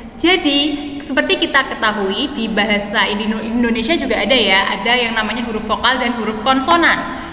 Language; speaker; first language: Indonesian; native; Indonesian